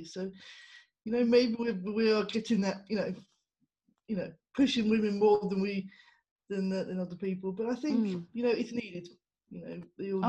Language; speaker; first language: English; native; English